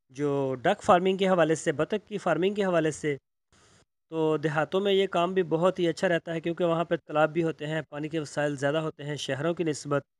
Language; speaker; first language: Urdu; non-native, local second language; Punjabi